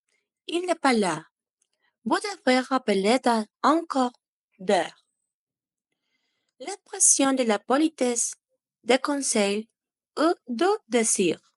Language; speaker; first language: French; non-native, learner; Spanish